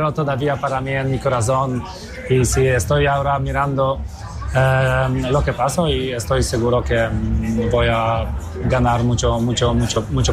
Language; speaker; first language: Spanish; non-native, fluent; Polish